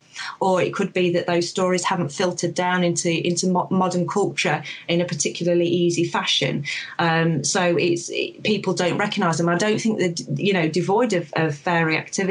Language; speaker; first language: English; native; English